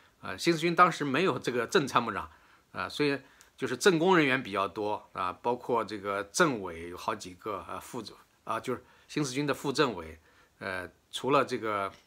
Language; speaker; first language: Chinese; native; Chinese